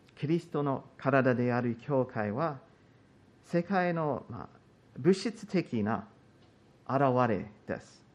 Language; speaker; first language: Japanese; non-native, fluent; English